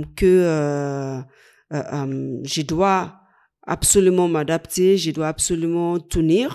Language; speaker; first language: French; non-native, fluent; English